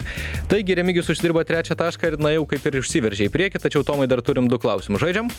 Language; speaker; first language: Lithuanian; native; Lithuanian